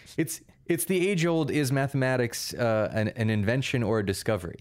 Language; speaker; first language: English; early bilingual, other home language; Russian